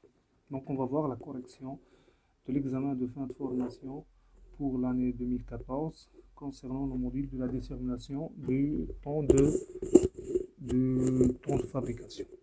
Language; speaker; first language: French; non-native, local second language; Arabic